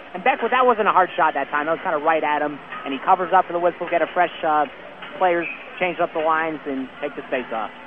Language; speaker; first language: English; native; English